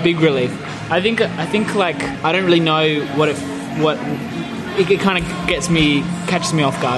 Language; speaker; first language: English; native; English